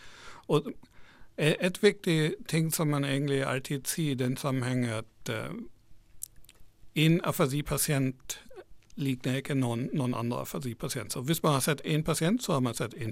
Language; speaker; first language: Norwegian; non-native, fluent; German